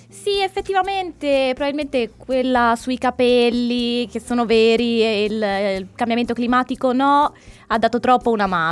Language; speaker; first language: Italian; native; Italian